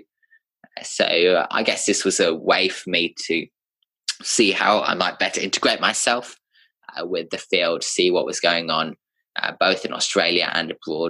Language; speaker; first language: English; native; English